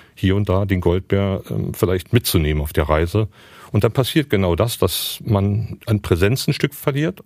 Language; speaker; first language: German; native; German